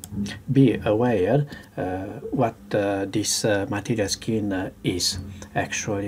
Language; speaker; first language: English; non-native, fluent; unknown